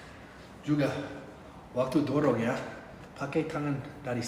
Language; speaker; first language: Indonesian; non-native, fluent; English